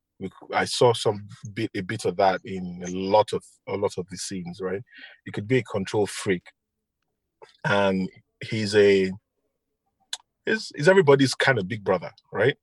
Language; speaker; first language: English; non-native, local second language; Hausa